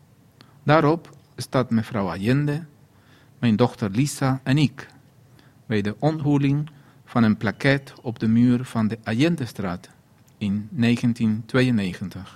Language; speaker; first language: Dutch; non-native, fluent; Spanish